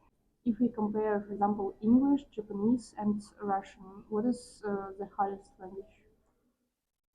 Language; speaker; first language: English; non-native, fluent; Russian